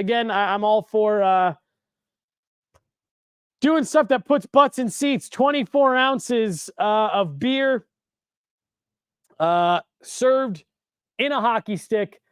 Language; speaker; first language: English; native; English